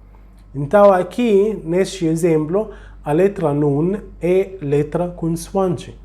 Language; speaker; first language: Portuguese; non-native, fluent; Arabic